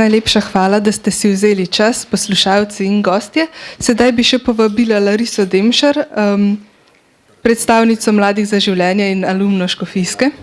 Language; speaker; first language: Slovenian; native; Slovenian